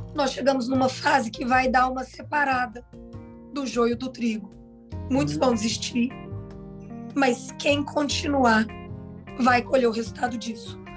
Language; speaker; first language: Portuguese; native; Portuguese